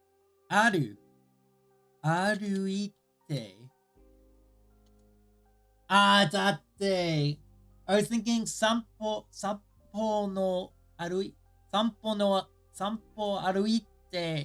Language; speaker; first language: Japanese; non-native, learner; English